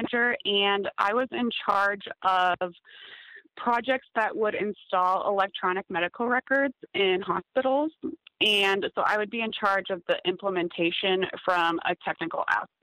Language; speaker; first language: English; native; English